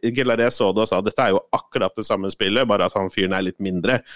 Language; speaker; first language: Norwegian; non-native, fluent; Spanish